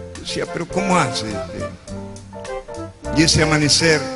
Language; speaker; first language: Spanish; native; Spanish